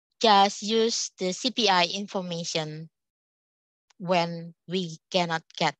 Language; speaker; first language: English; non-native, local second language; Indonesian